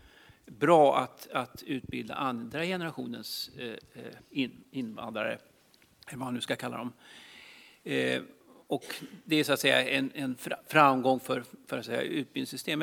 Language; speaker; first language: Swedish; native; Swedish